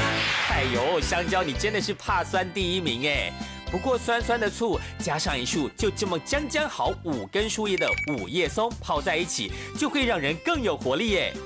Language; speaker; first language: Chinese; native; Chinese